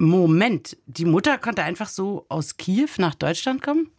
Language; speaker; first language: German; native; German